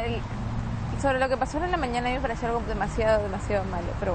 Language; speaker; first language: Spanish; native; Spanish